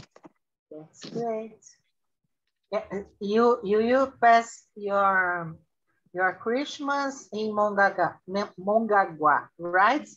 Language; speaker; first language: English; non-native, learner; Portuguese